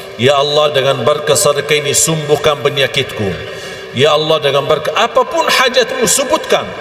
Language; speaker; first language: Malay; non-native, fluent; Arabic